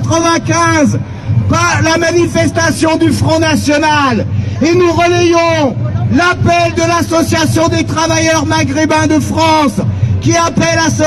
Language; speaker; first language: French; native; French